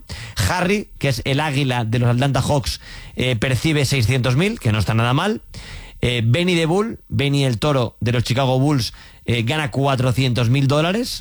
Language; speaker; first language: Spanish; native; Spanish